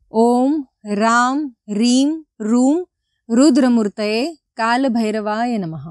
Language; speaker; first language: Hindi; non-native, local second language; Marathi